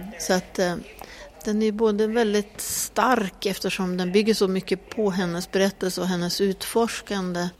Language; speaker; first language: Swedish; native; Swedish